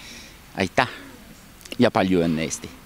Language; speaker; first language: Estonian; non-native, learner; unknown